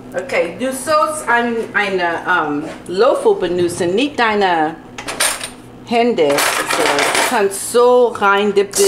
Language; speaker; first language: German; non-native, fluent; English